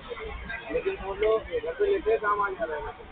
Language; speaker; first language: Hindi; native; Hindi